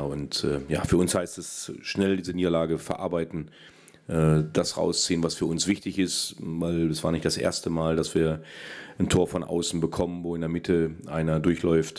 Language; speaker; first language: German; native; German